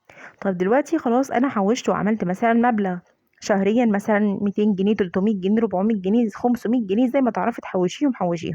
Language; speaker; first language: Arabic; native; Arabic